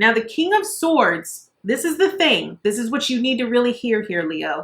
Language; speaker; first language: English; native; English